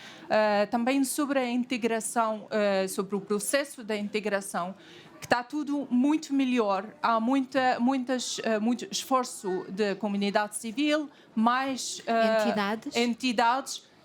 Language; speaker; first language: Portuguese; non-native, fluent; Arabic